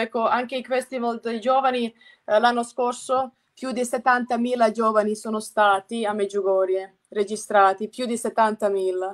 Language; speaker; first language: Italian; non-native, fluent; Croatian